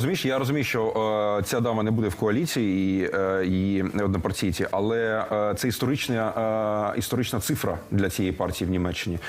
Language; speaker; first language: Ukrainian; native; Ukrainian